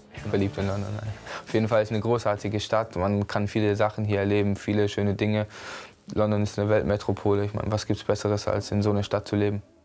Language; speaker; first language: German; native; German